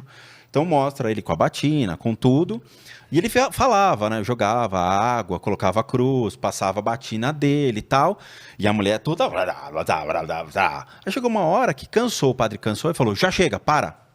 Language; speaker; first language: Portuguese; native; Portuguese